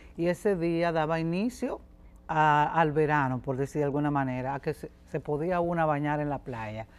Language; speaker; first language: Spanish; native; Spanish